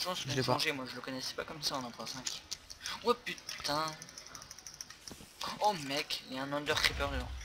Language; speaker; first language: French; native; French